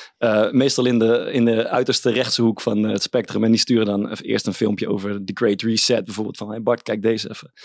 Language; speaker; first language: Dutch; native; Dutch